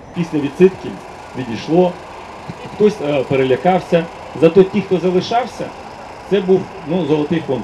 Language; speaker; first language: Ukrainian; non-native, local second language; Russian